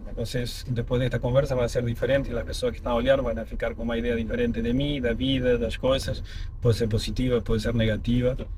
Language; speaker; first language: Portuguese; non-native, fluent; Spanish